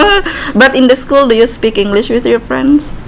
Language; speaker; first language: English; non-native, learner; Indonesian